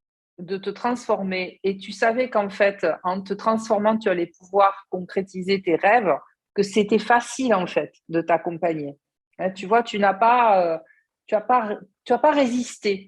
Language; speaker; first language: French; native; French